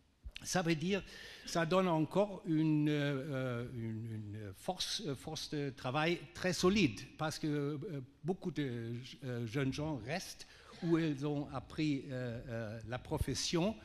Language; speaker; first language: French; non-native, fluent; German